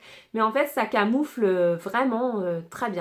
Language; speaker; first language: French; native; French